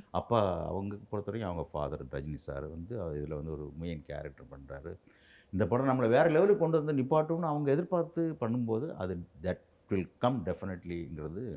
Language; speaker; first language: Tamil; native; Tamil